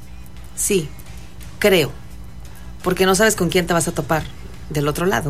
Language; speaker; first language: Spanish; native; Spanish